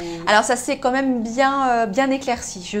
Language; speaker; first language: French; native; French